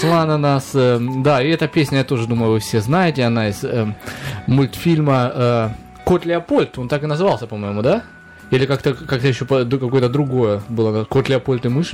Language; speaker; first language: Russian; native; Russian